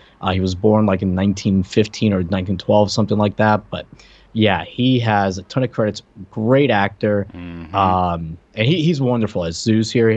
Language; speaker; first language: English; non-native, fluent; Spanish